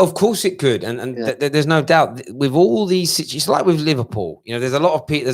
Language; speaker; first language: English; native; English